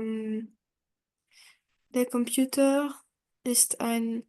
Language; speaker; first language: German; non-native, learner; French